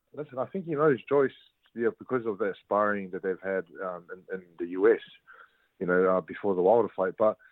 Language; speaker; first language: English; native; English